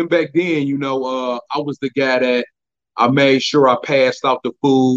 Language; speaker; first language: English; native; English